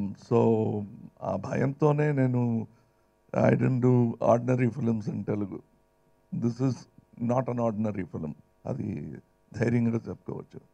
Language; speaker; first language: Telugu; non-native, fluent; Tamil